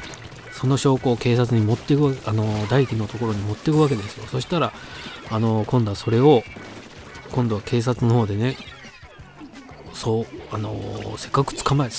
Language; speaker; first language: Japanese; native; Japanese